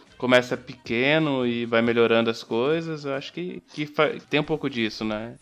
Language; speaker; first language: Portuguese; native; Portuguese